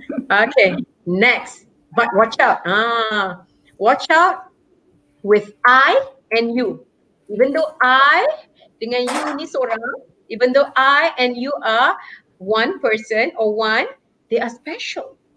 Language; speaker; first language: English; non-native, local second language; Malay